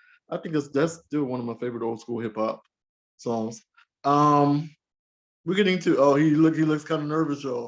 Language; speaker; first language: English; native; English